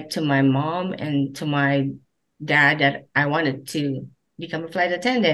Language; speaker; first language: English; non-native, local second language; Filipino